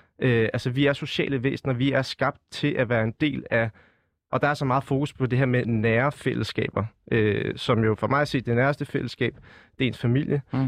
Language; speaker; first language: Danish; native; Danish